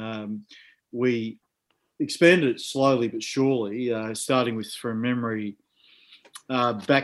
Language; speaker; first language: English; native; English